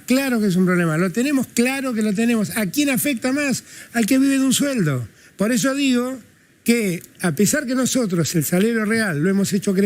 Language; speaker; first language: Spanish; native; Spanish